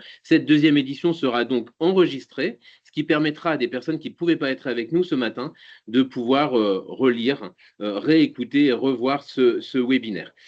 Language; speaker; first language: French; native; French